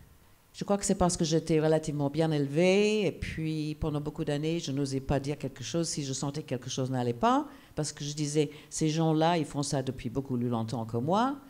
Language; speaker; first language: French; non-native, fluent; English